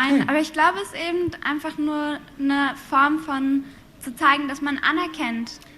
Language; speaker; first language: German; native; German